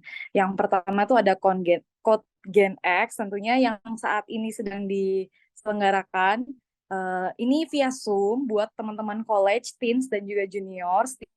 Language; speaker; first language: Indonesian; native; Indonesian